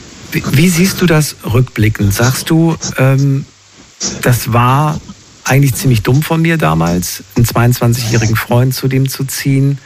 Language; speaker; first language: German; native; German